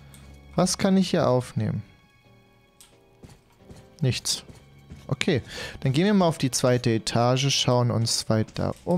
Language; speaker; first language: German; native; German